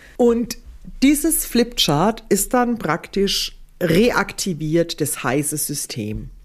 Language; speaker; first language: German; native; German